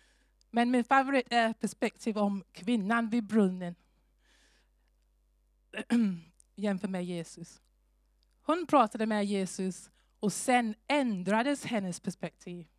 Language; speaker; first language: Swedish; non-native, fluent; English